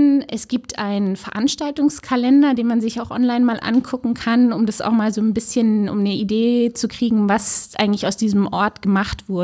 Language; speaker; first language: German; native; German